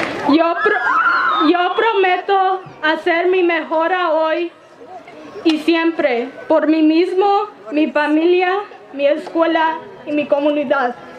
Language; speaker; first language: Spanish; early bilingual, heritage; Spanish